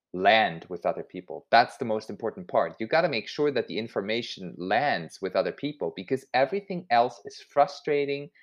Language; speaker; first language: English; non-native, fluent; Swiss German